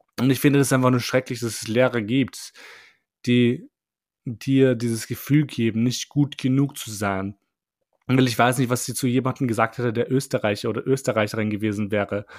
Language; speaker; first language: German; early bilingual, other home language; Albanian